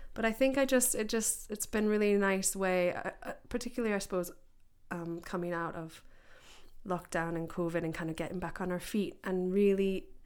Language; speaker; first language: English; native; English